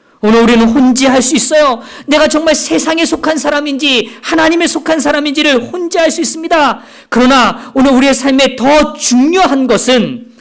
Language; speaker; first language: Korean; native; Korean